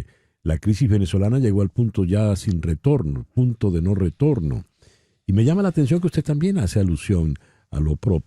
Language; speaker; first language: Spanish; native; Spanish